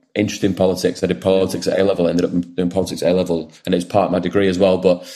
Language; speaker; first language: English; native; English